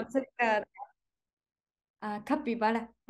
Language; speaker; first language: Spanish; non-native, learner; Japanese